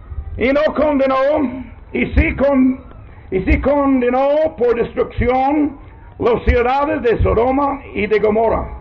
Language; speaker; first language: Spanish; non-native, learner; English